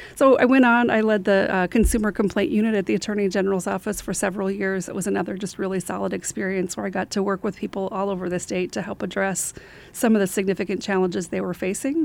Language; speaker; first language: English; native; English